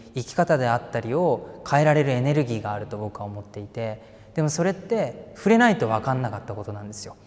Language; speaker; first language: Japanese; native; Japanese